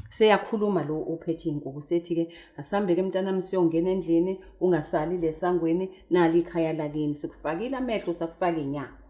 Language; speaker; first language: Zulu; native; Zulu